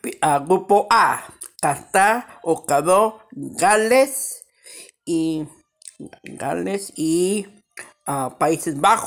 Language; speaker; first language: Spanish; early bilingual, heritage; Spanish